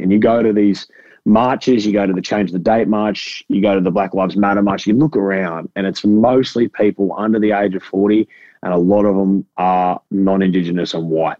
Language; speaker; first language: English; native; English